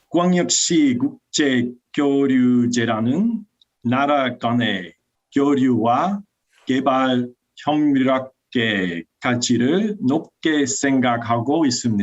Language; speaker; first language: Korean; non-native, learner; English